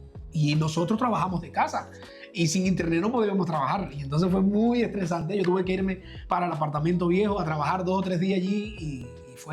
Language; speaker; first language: Spanish; native; Spanish